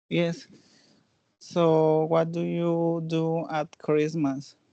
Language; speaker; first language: English; non-native, learner; Spanish